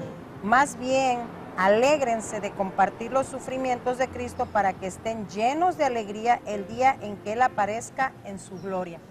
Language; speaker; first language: Spanish; native; Spanish